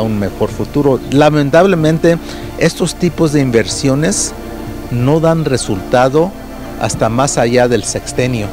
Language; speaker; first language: Spanish; early bilingual, heritage; Spanish